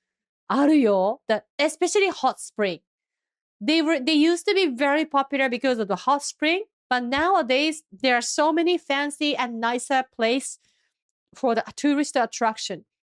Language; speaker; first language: English; non-native, fluent; Japanese